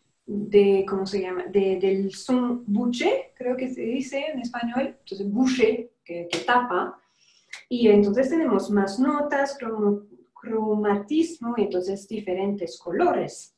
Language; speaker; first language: Spanish; non-native, fluent; French